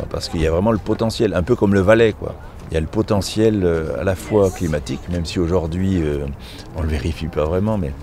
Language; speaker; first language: French; native; French